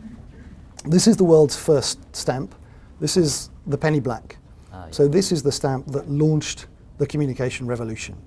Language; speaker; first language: English; native; English